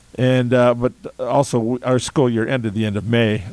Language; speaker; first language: English; native; English